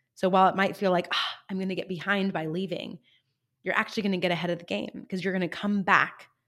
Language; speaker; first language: English; native; English